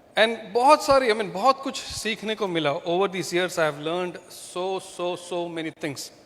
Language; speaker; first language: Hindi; non-native, local second language; Malayalam